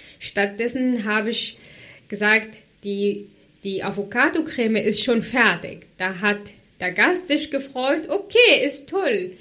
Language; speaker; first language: German; non-native, fluent; Arabic